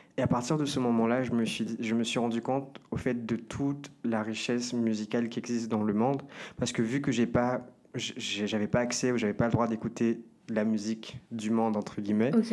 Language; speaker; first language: French; non-native, fluent; Portuguese